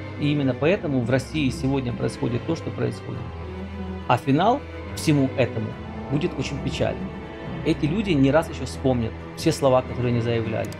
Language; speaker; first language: Russian; native; Russian